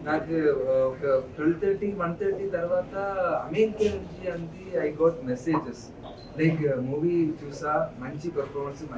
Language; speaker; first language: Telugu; non-native, learner; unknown